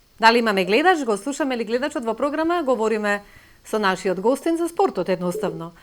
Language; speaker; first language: Macedonian; native; Macedonian